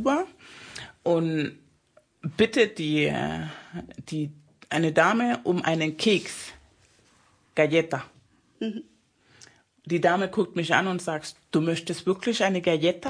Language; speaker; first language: German; non-native, fluent; Spanish